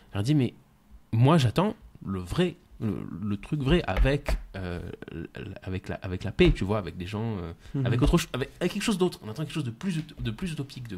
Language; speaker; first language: French; native; French